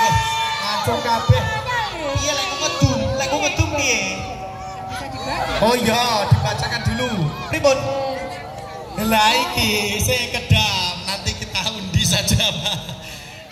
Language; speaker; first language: Indonesian; non-native, local second language; Javanese